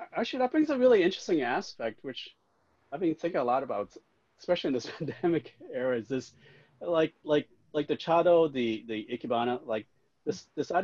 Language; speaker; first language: English; non-native, local second language; Cantonese